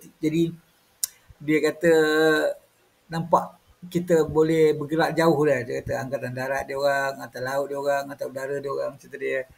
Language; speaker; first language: Malay; native; Malay